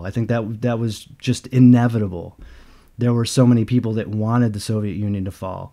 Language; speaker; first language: English; native; English